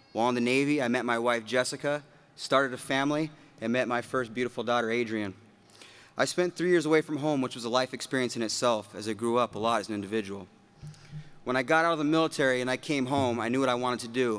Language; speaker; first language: English; native; English